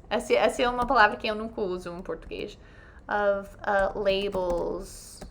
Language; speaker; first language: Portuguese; non-native, fluent; English